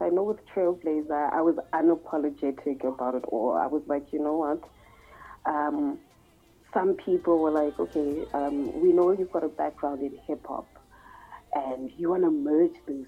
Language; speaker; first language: English; non-native, local second language; Southern Sotho